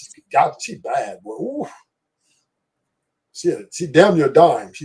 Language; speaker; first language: English; native; English